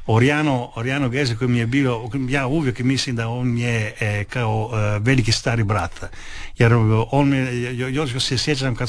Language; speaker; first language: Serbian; early bilingual, heritage; Italian